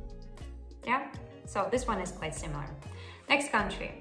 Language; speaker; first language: English; non-native, fluent; Russian